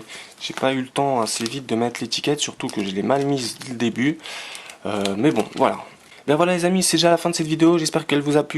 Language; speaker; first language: French; native; French